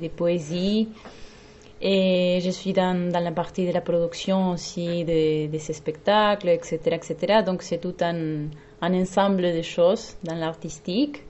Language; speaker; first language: French; non-native, fluent; Spanish